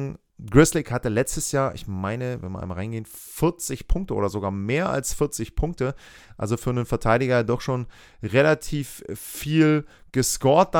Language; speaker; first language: German; native; German